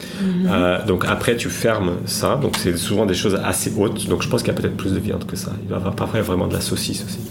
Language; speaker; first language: French; non-native, fluent; Portuguese